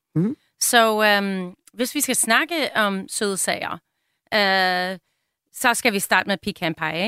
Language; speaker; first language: Danish; non-native, fluent; English